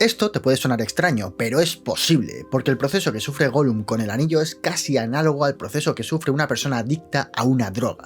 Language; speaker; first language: Spanish; native; Spanish